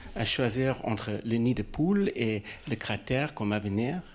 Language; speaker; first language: French; non-native, fluent; English